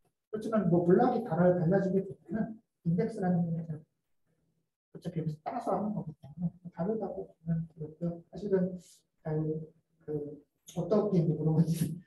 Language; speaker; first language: Korean; native; Korean